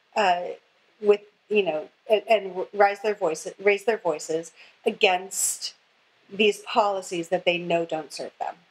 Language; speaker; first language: English; native; English